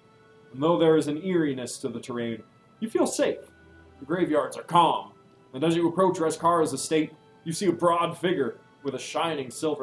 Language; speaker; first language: English; native; English